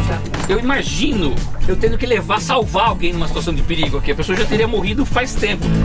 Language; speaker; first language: Portuguese; native; Portuguese